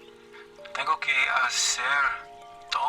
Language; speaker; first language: Spanish; non-native, learner; English